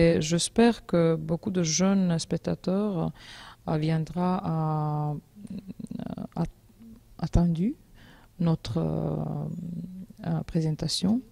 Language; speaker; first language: French; non-native, learner; Georgian